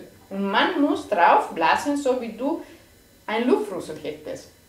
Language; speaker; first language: German; non-native, fluent; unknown